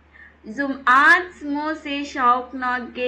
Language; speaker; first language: German; non-native, fluent; Tamil